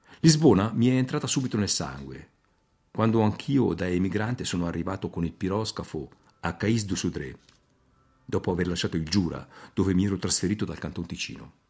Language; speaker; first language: Italian; native; Italian